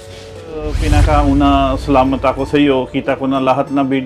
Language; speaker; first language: Filipino; non-native, learner; Punjabi